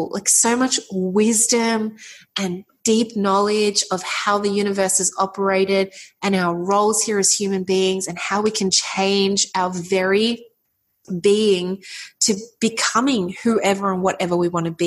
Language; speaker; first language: English; native; English